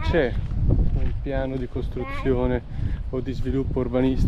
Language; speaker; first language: Italian; native; Italian